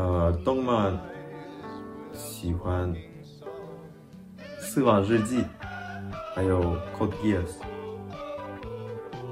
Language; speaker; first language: Chinese; non-native, fluent; Russian